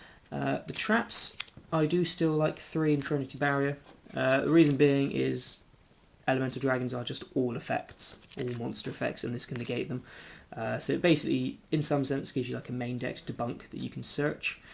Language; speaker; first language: English; native; English